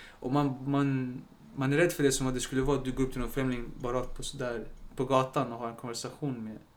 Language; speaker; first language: Swedish; early bilingual, other home language; Spanish